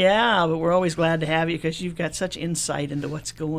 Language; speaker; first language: English; native; English